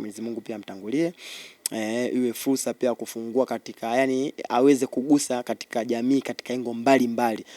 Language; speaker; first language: Swahili; native; Swahili